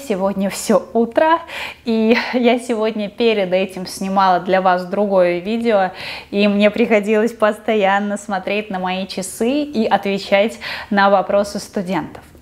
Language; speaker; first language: Russian; native; Russian